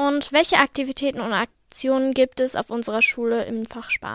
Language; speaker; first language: German; native; German